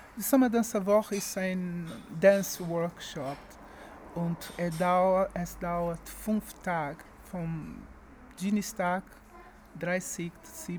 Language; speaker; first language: German; non-native, learner; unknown